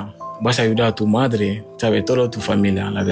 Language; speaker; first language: Spanish; non-native, learner; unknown